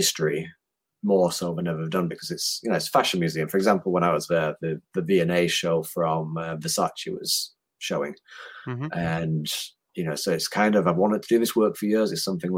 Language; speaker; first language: English; native; English